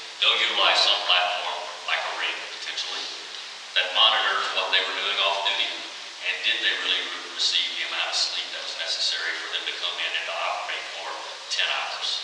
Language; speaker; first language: English; native; English